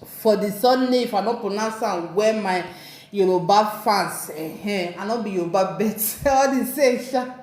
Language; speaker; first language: Nigerian Pidgin; native; Nigerian Pidgin